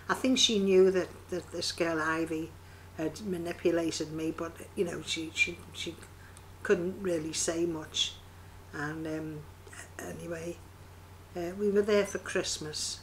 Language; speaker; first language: English; native; English